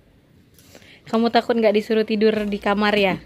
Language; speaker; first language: Indonesian; native; Indonesian